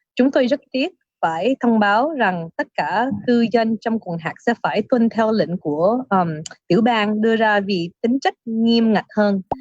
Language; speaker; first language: Vietnamese; early bilingual, heritage; Vietnamese